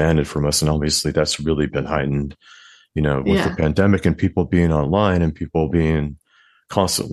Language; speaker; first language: English; native; English